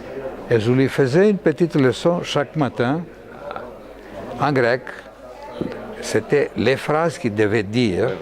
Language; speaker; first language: French; non-native, fluent; Greek